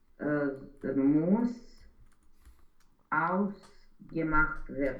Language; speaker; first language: German; non-native, learner; Romanian